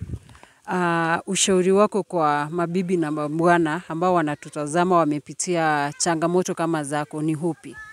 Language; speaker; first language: Swahili; non-native, local second language; Gusii